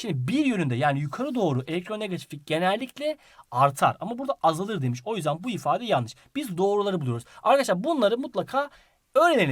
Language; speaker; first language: Turkish; native; Turkish